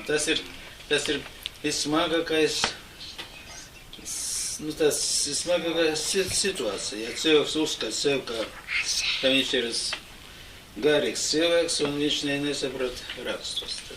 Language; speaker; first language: Latvian; non-native, local second language; Russian